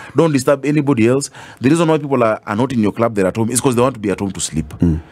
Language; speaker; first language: English; non-native, local second language; Swahili